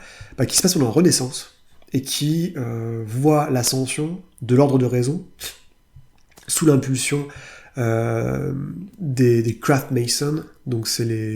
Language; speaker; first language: French; native; French